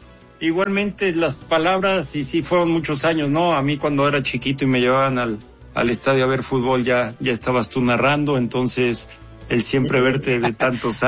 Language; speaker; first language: Spanish; native; Spanish